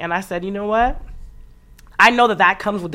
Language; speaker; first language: English; native; English